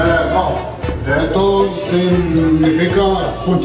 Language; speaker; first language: Spanish; native; Spanish